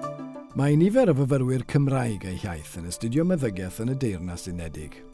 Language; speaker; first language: Welsh; native; Welsh